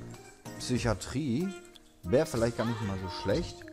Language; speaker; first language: German; native; German